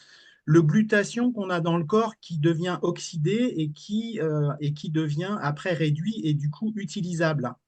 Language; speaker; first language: French; native; French